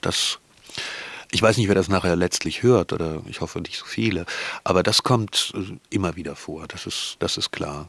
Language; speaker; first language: German; native; German